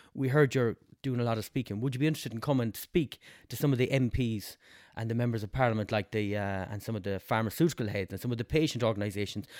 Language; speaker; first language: English; native; English